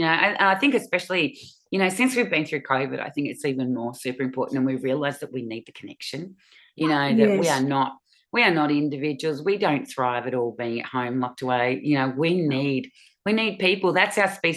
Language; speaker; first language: English; native; English